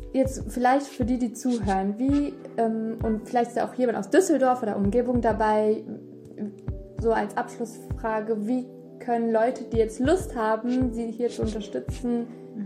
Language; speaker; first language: German; early bilingual, other home language; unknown